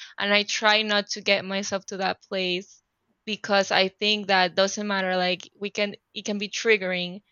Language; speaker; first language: English; non-native, fluent; Spanish